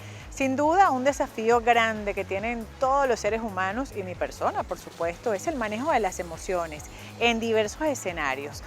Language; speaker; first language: Spanish; native; Spanish